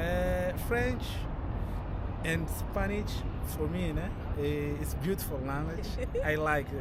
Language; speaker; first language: English; non-native, learner; Portuguese